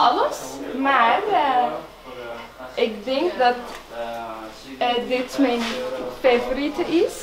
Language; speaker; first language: Dutch; non-native, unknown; Arabic